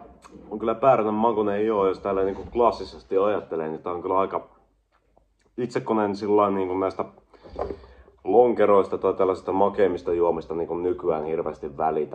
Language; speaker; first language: Finnish; native; Finnish